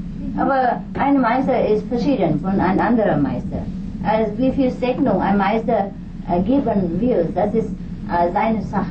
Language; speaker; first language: German; non-native, learner; Vietnamese